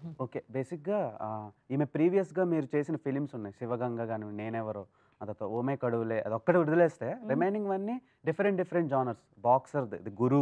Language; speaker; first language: Telugu; native; Telugu